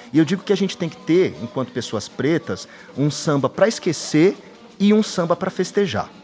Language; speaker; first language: Portuguese; native; Portuguese